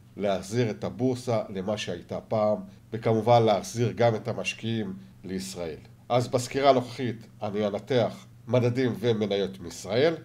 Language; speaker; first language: Hebrew; native; Hebrew